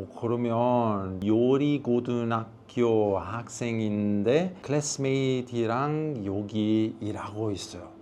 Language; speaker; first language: Korean; non-native, learner; Italian